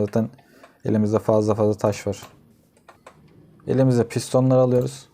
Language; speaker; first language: Turkish; native; Turkish